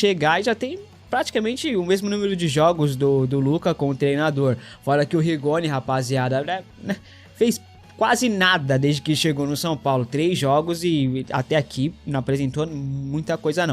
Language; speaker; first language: Portuguese; native; Portuguese